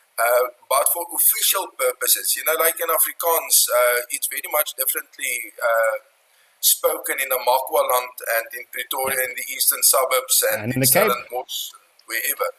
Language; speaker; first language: English; non-native, local second language; Afrikaans